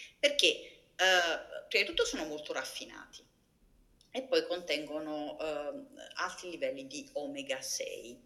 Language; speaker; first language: Italian; native; Italian